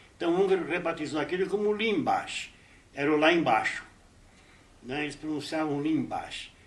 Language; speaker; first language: Portuguese; early bilingual, other home language; Hungarian